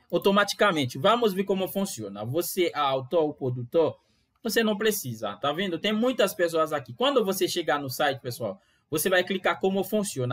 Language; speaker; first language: Portuguese; non-native, fluent; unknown